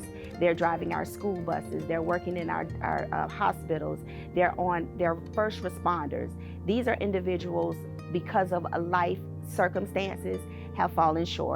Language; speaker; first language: English; native; English